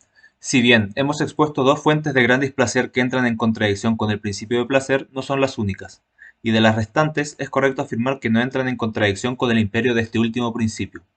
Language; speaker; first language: Spanish; native; Spanish